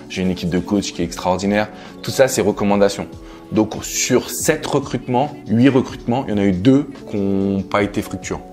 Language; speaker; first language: French; native; French